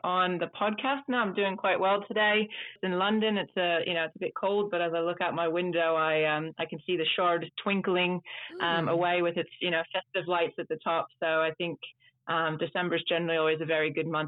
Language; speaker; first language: English; early bilingual, other home language; Dutch